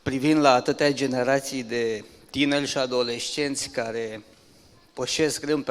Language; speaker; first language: Romanian; native; Romanian